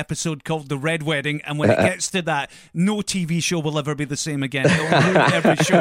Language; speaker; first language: English; native; English